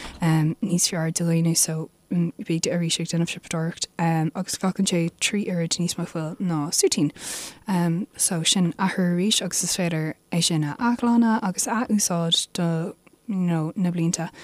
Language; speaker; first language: Irish; non-native, local second language; English